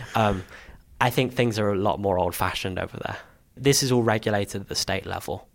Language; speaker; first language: English; native; English